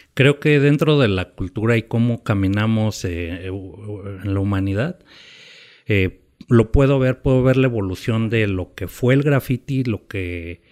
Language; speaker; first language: Spanish; native; Spanish